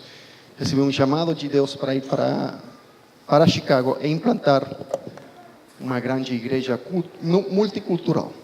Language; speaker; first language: Portuguese; non-native, fluent; Spanish